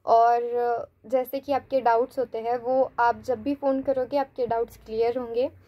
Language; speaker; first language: Hindi; non-native, local second language; Marathi